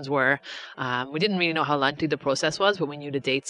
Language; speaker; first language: English; native; English